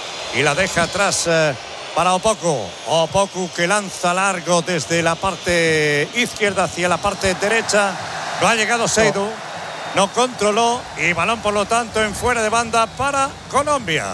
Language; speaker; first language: Spanish; native; Spanish